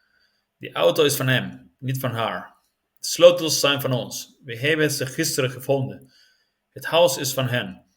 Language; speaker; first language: Dutch; non-native, learner; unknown